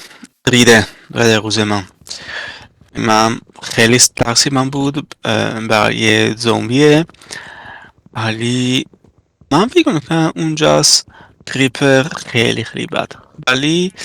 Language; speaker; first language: Persian; non-native, learner; Italian